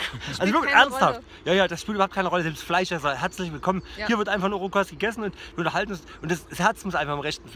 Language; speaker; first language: German; native; German